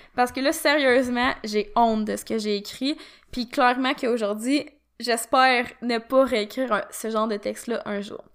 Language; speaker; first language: French; native; French